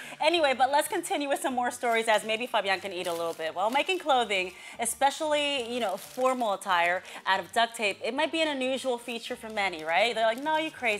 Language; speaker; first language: English; early bilingual, other home language; Spanish